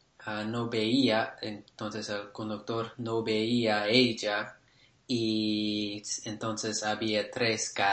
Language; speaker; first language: Spanish; non-native, learner; English